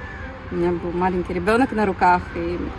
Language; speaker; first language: Russian; native; Russian